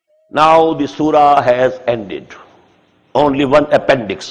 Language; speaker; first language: English; non-native, local second language; Urdu